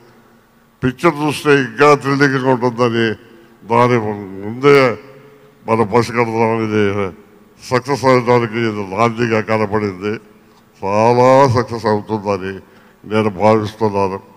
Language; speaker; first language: Telugu; native; Telugu